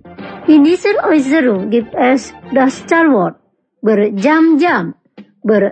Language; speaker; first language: German; non-native, fluent; Indonesian